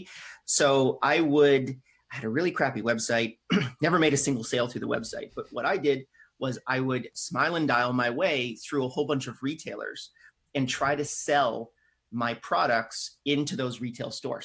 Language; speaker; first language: English; native; English